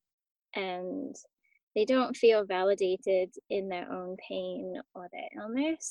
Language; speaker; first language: English; native; English